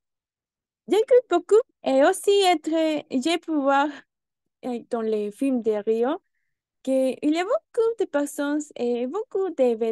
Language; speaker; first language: French; non-native, learner; Spanish